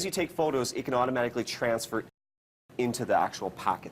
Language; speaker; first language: English; native; English